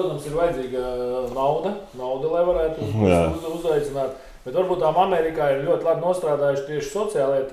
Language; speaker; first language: Latvian; native; Latvian